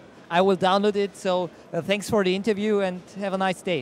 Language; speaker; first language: English; non-native, fluent; German